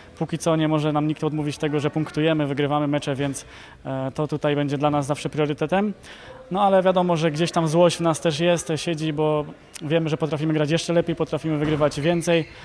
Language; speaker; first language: Polish; native; Polish